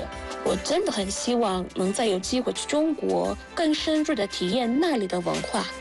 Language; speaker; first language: Chinese; non-native, fluent; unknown